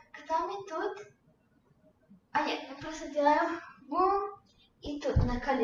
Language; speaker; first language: Russian; early bilingual, heritage; Russian